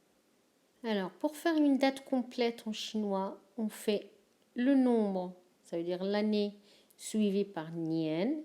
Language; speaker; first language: French; non-native, fluent; Chinese